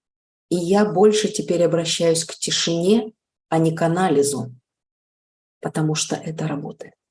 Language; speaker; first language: Russian; native; Russian